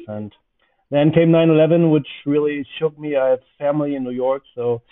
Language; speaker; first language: English; non-native, fluent; German